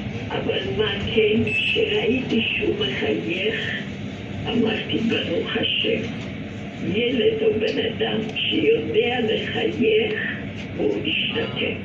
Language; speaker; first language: Hebrew; non-native, fluent; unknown